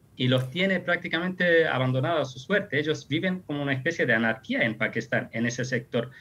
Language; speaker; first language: Spanish; non-native, fluent; Persian